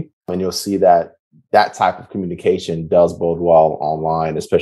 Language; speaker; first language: English; native; English